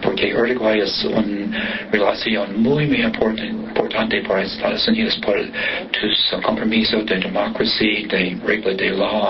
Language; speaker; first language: Spanish; non-native, learner; English